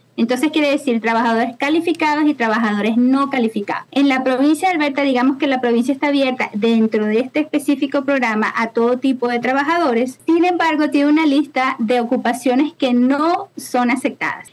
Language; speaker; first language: Spanish; native; Spanish